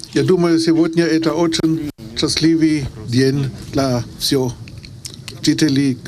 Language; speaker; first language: Russian; non-native, fluent; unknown